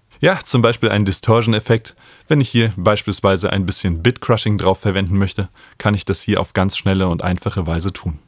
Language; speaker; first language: German; native; German